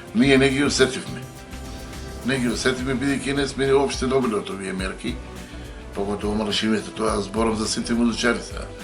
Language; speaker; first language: Macedonian; non-native, local second language; Romany